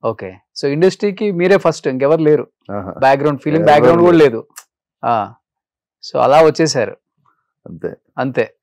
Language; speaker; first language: Telugu; native; Telugu